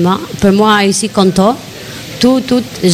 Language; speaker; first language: French; non-native, learner; Albanian